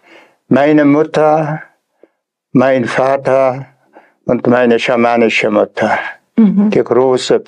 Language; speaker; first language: German; non-native, fluent; Tuvinian